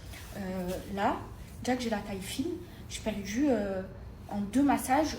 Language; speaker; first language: French; native; French